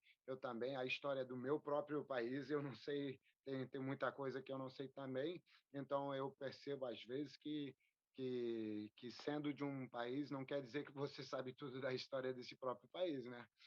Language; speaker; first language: Portuguese; non-native, fluent; French